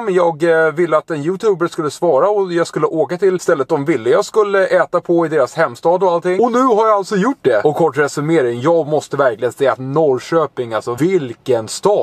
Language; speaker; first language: Swedish; native; Swedish